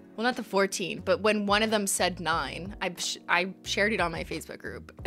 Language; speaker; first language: English; native; English